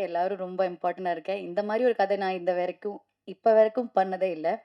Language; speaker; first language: Tamil; non-native, learner; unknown